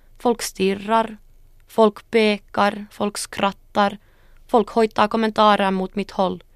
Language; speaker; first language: Swedish; early bilingual, other home language; Northern Sami